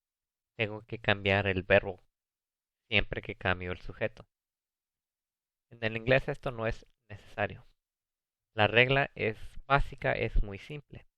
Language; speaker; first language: Spanish; early bilingual, heritage; English